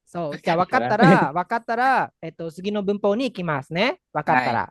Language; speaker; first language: Japanese; non-native, fluent; Khmer